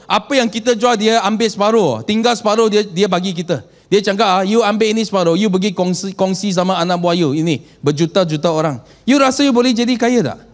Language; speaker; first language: Malay; non-native, local second language; Chinese